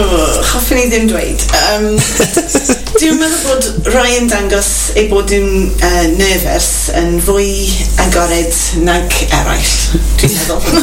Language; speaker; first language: Welsh; non-native, local second language; English